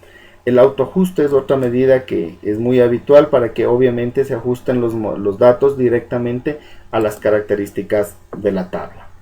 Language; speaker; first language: Spanish; native; Spanish